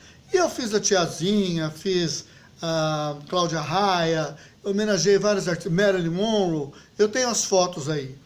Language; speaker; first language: Portuguese; native; Portuguese